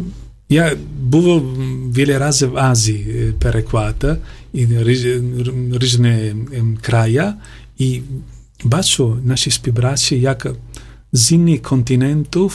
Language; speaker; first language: Polish; non-native, learner; Italian